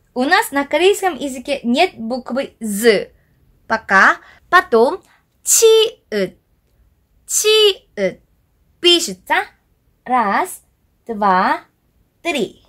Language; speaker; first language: Russian; non-native, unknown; Korean